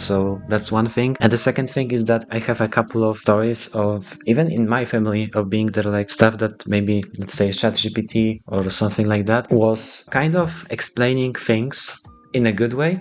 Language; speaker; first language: English; non-native, fluent; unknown